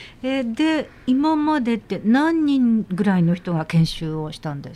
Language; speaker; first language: Japanese; native; Japanese